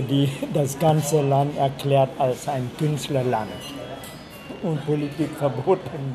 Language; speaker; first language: German; non-native, fluent; Khmer